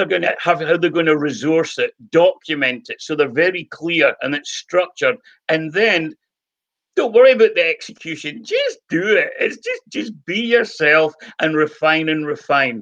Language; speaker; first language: English; native; English